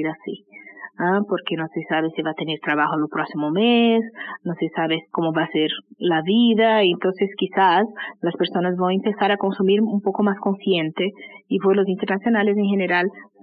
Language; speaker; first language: Spanish; native; Spanish